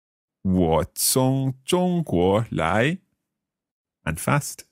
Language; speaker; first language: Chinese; non-native, learner; English